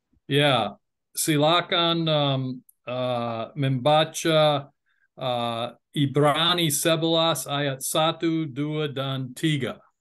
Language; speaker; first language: Indonesian; non-native, fluent; English